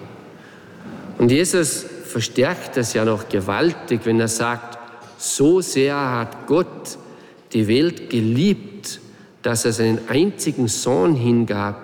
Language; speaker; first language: German; native; German